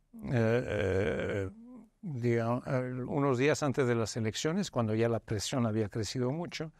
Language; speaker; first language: Spanish; non-native, fluent; Arabic